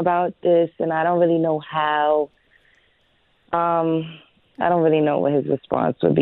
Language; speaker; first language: English; native; English